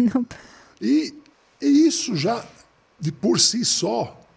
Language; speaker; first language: Portuguese; native; Portuguese